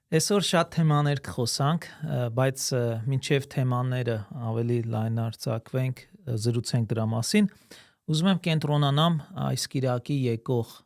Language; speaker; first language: Armenian; early bilingual, heritage; Armenian